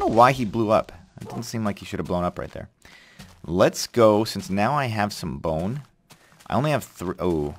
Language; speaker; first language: English; native; English